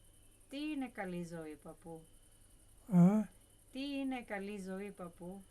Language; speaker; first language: Greek; early bilingual, heritage; English